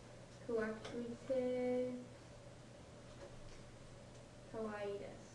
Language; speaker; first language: Japanese; non-native, learner; English